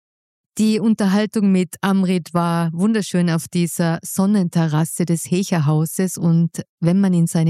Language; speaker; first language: German; native; German